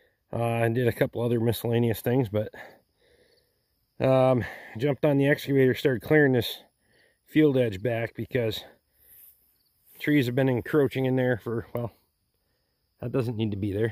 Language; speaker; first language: English; native; English